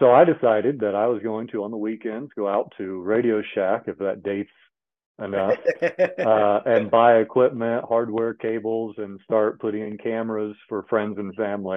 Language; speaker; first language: English; native; English